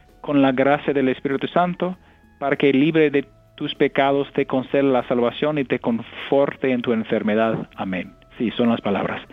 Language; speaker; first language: Spanish; non-native, fluent; English